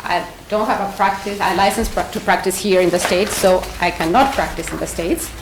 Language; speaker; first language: English; non-native, fluent; Spanish